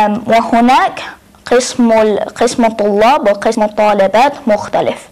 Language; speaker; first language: Arabic; non-native, learner; English